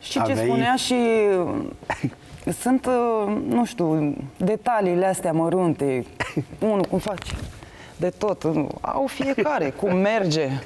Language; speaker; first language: Romanian; native; Romanian